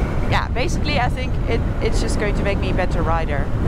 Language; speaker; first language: English; non-native, fluent; Dutch